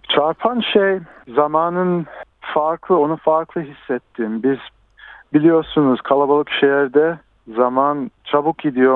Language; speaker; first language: Turkish; early bilingual, heritage; Turkish